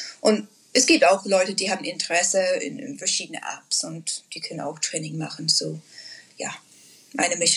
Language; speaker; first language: German; non-native, learner; English